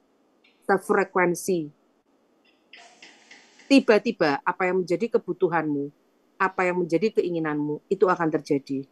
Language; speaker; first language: Indonesian; native; Indonesian